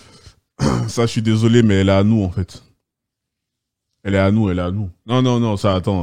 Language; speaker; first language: French; native; French